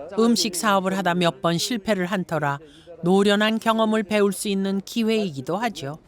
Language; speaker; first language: Korean; native; Korean